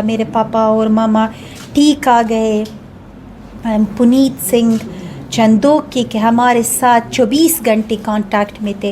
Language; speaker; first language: Hindi; non-native, learner; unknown